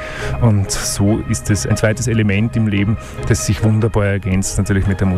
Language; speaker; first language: German; native; German